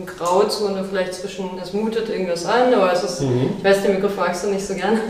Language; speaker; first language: German; native; German